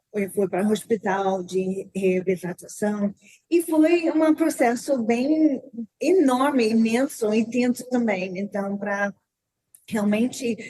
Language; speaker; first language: Portuguese; non-native, learner; English